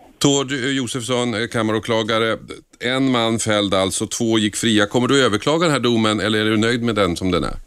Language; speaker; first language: Swedish; native; Swedish